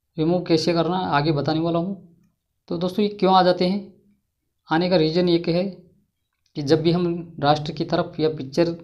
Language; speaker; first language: Hindi; native; Hindi